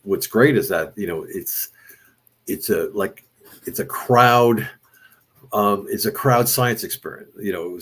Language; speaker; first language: English; native; English